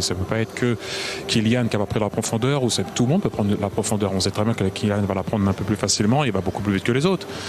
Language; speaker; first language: French; native; French